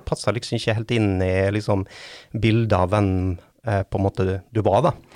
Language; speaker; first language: Norwegian; native; Norwegian